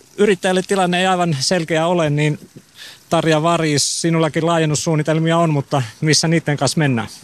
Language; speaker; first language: Finnish; native; Finnish